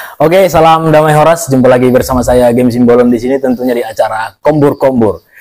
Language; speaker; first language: Indonesian; native; Indonesian